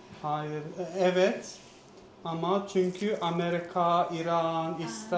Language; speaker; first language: Turkish; non-native, learner; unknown